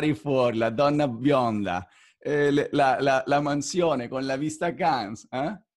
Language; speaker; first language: Italian; non-native, fluent; Spanish